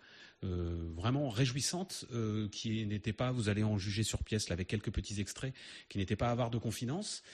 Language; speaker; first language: French; native; French